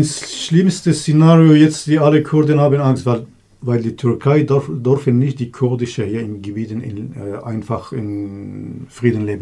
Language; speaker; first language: German; non-native, learner; Kurdish